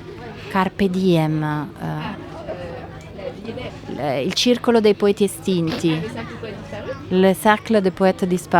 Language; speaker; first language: French; non-native, fluent; Italian